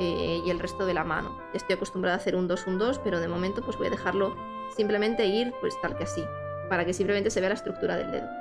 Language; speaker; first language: Spanish; native; Spanish